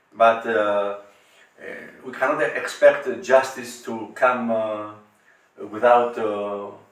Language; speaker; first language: English; non-native, learner; Greek